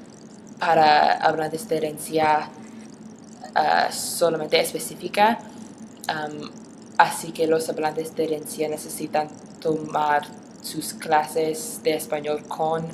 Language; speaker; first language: Spanish; non-native, learner; English